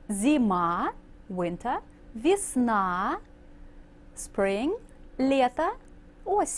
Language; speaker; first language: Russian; non-native, fluent; English